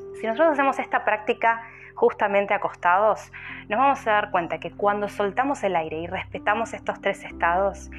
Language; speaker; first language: Spanish; native; Spanish